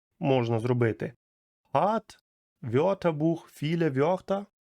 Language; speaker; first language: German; non-native, fluent; Ukrainian